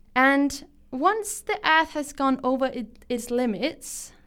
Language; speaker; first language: English; non-native, fluent; Danish